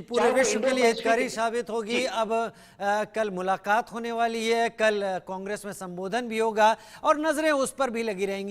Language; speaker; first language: Hindi; native; Hindi